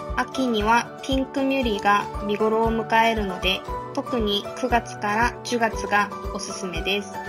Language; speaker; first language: Japanese; non-native, fluent; Korean